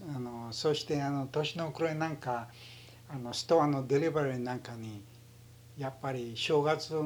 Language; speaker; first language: Japanese; early bilingual, heritage; Japanese